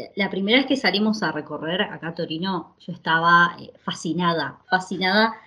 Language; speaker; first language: Spanish; native; Spanish